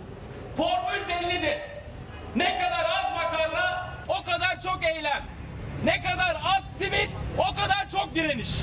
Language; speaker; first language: Turkish; native; Turkish